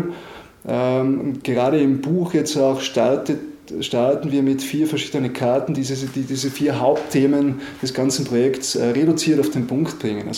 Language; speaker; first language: German; native; German